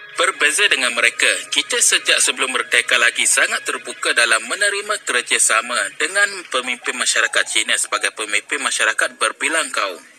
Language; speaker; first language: Malay; native; Malay